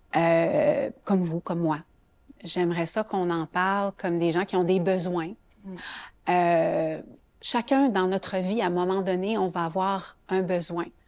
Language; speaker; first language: French; native; French